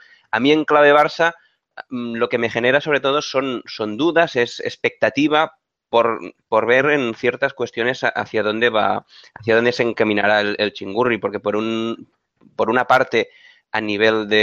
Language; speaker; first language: Spanish; native; Spanish